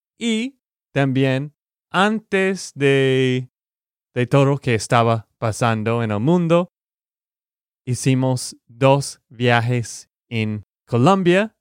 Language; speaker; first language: Spanish; non-native, fluent; English